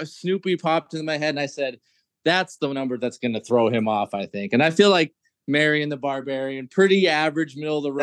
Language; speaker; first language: English; native; English